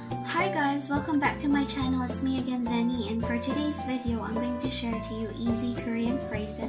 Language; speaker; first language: English; non-native, fluent; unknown